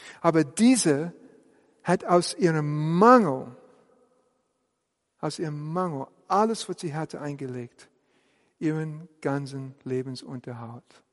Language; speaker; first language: German; non-native, fluent; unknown